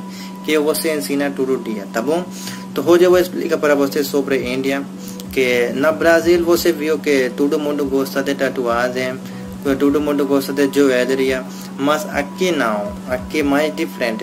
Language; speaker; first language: Portuguese; non-native, learner; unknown